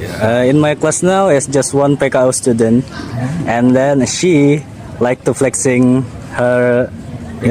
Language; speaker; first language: English; non-native, learner; Indonesian